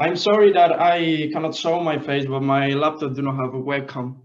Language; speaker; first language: English; non-native, fluent; Spanish